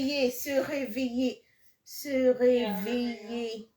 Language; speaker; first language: French; non-native, fluent; English